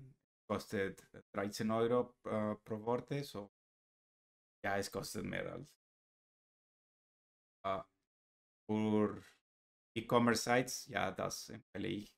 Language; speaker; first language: German; non-native, learner; Spanish